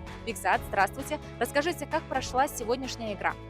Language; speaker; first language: Russian; native; Russian